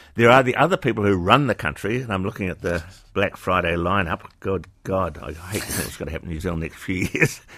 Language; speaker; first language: English; native; English